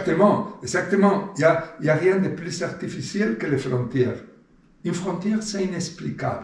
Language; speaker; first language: French; non-native, fluent; Spanish